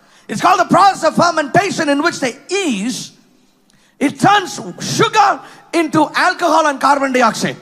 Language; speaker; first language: English; non-native, local second language; Tamil